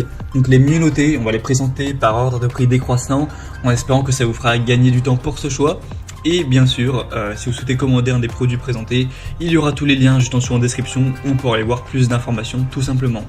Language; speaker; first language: French; native; French